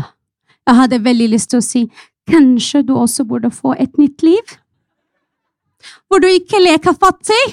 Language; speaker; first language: Norwegian; non-native, fluent; Arabic